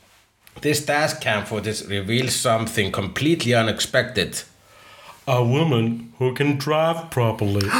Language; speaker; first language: English; non-native, fluent; Icelandic